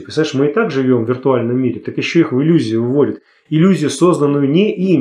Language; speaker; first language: Russian; native; Russian